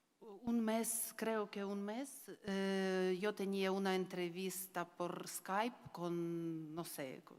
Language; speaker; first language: Spanish; non-native, learner; Ukrainian